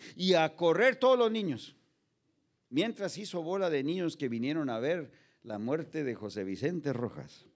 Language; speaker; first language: Spanish; early bilingual, heritage; Spanish